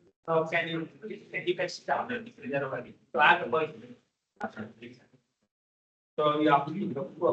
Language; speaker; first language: English; non-native, learner; Vietnamese